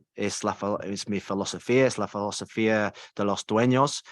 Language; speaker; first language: Spanish; non-native, learner; English